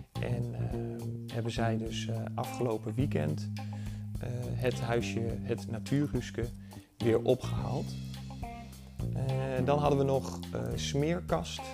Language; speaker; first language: Dutch; native; Dutch